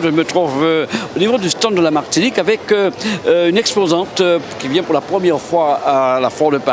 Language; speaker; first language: French; native; French